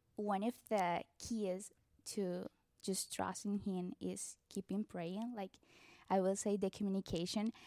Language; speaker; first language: English; non-native, learner; Spanish